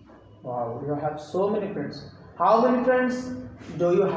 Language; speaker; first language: English; non-native, fluent; Bangla